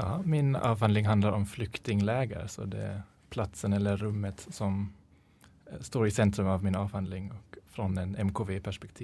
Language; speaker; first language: Swedish; non-native, fluent; German